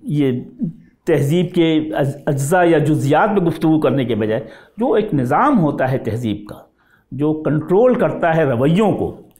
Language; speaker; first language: Hindi; native; Hindi